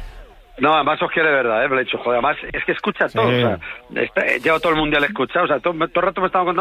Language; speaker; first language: Spanish; native; Spanish